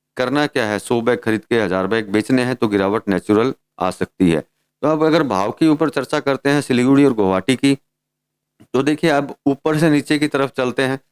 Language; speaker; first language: Hindi; native; Hindi